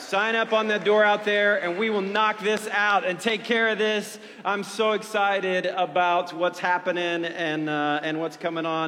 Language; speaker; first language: English; native; English